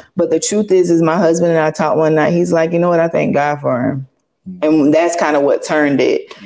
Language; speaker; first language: English; native; English